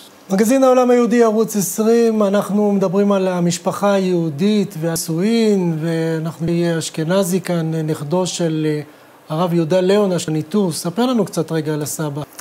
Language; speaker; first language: Hebrew; native; Hebrew